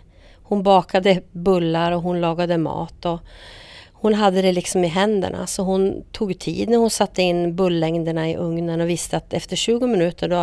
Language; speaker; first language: Swedish; native; Swedish